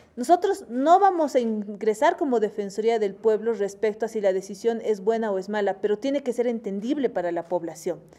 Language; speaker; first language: Spanish; native; Spanish